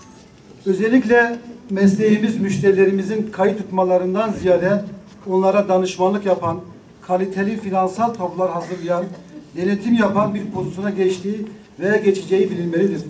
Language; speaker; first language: Turkish; native; Turkish